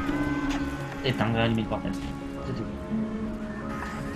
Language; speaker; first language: French; native; French